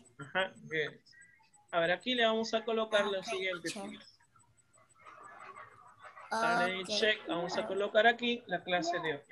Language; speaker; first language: Spanish; native; Spanish